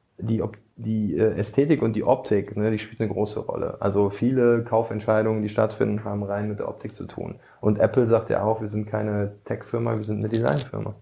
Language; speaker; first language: German; early bilingual, other home language; Bosnian